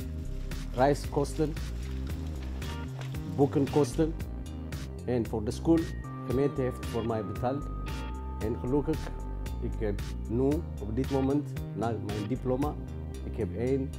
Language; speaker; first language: Dutch; non-native, learner; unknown